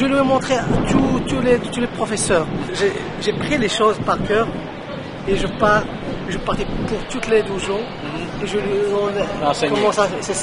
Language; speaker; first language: French; non-native, local second language; Arabic